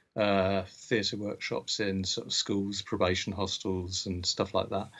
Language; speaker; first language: English; native; English